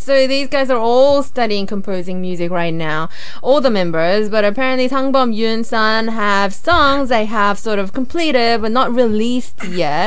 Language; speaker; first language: English; early bilingual, other home language; Korean